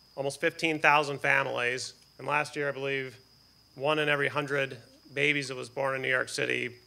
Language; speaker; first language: English; native; English